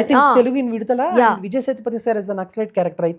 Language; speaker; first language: Telugu; native; Telugu